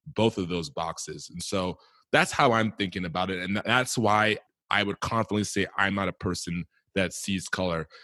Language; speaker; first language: English; native; English